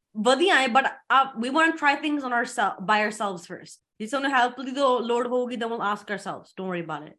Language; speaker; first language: English; early bilingual, other home language; Punjabi